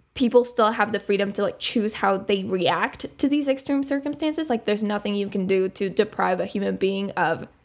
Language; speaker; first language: English; non-native, fluent; Spanish